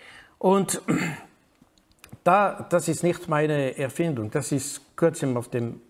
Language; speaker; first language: German; non-native, fluent; French